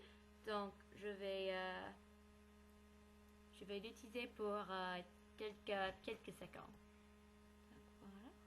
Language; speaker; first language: French; non-native, learner; English